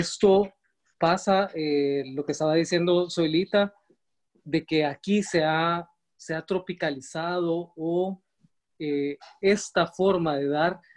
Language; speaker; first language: Spanish; native; Spanish